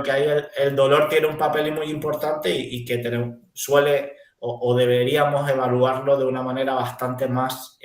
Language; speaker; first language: Spanish; native; Spanish